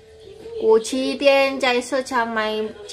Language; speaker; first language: Chinese; non-native, learner; Indonesian